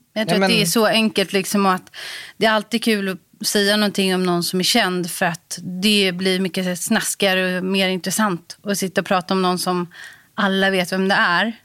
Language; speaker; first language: Swedish; native; Swedish